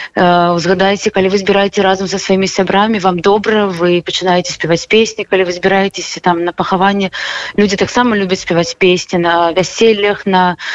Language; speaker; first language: Belarusian; non-native, local second language; Russian